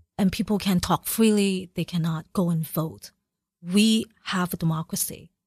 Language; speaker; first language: English; early bilingual, other home language; Cantonese